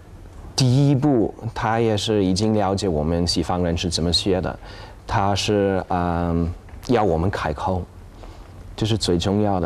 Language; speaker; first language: Chinese; non-native, fluent; English